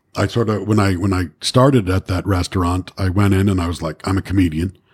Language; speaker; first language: English; native; English